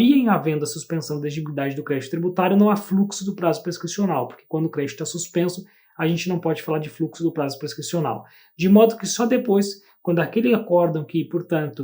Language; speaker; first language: Portuguese; native; Portuguese